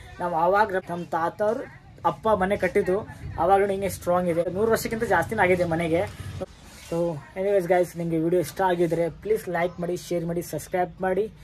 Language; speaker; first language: Kannada; non-native, local second language; Urdu